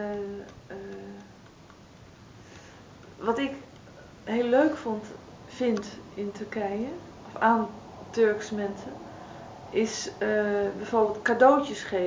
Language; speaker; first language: Dutch; native; Dutch